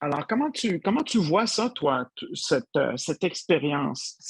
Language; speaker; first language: French; native; French